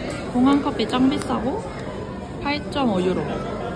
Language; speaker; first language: Korean; native; Korean